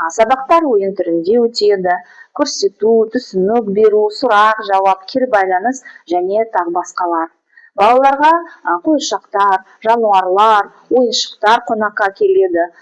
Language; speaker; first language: Kazakh; non-native, local second language; Russian